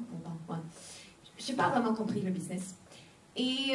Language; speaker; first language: French; non-native, fluent; Swedish